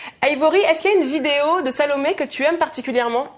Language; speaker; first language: French; native; French